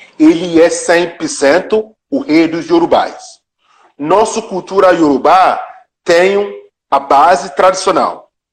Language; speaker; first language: Portuguese; non-native, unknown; Yoruba